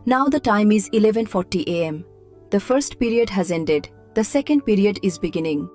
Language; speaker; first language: English; non-native, local second language; Bangla